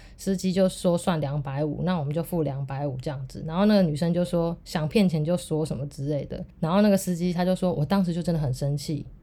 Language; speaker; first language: Chinese; native; Chinese